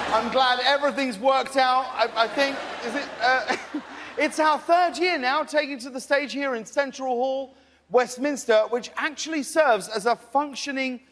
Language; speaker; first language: English; native; English